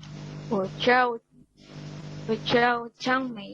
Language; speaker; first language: Chinese; non-native, learner; Indonesian